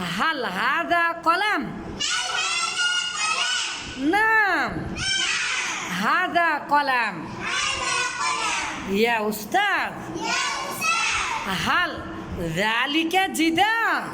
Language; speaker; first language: Arabic; non-native, fluent; Bangla